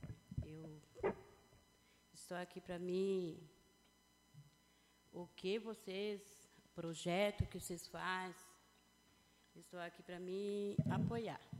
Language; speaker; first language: Portuguese; non-native, local second language; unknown